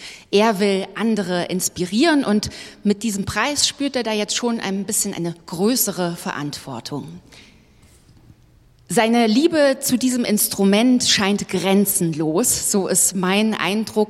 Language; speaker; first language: German; native; German